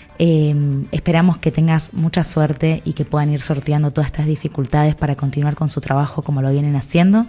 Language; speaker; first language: Spanish; native; Spanish